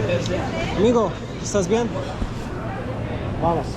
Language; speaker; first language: Spanish; non-native, learner; Bosnian